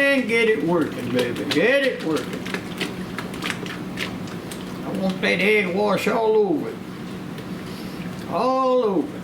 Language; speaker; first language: English; native; English